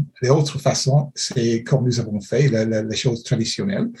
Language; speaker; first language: French; non-native, fluent; English